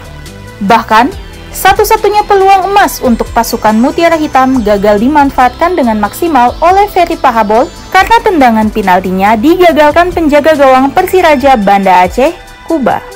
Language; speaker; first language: Indonesian; native; Indonesian